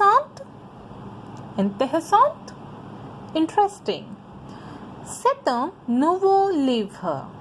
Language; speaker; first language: French; non-native, fluent; Hindi